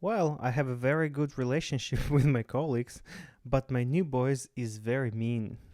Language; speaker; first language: English; non-native, fluent; Russian